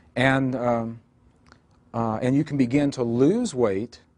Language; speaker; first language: English; native; English